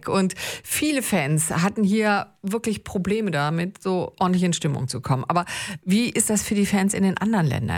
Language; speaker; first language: German; native; German